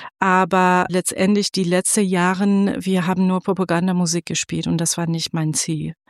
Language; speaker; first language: German; non-native, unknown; Persian